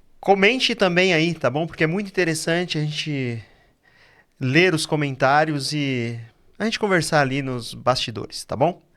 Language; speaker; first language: Portuguese; native; Portuguese